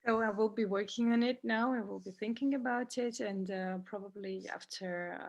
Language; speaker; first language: English; non-native, fluent; Georgian